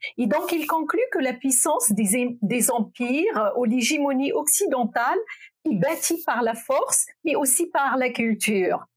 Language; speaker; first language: French; non-native, local second language; Arabic